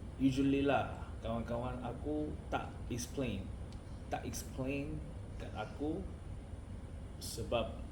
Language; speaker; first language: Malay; non-native, learner; Korean